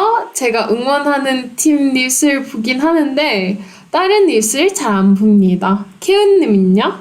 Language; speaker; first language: Korean; non-native, fluent; Turkish